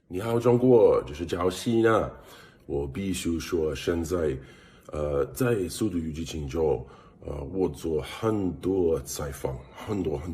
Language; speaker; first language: Chinese; non-native, learner; English